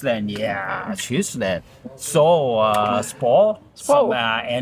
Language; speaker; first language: Danish; non-native, learner; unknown